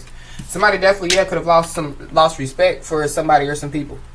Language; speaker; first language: English; native; English